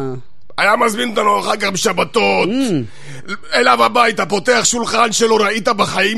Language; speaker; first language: Hebrew; native; Hebrew